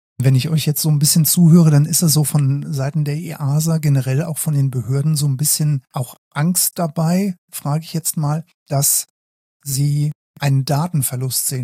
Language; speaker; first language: German; native; German